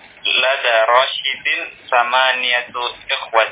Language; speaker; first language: Arabic; non-native, learner; Indonesian